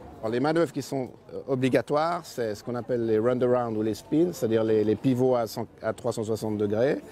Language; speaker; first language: French; native; French